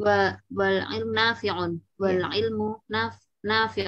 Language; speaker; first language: Arabic; non-native, learner; Indonesian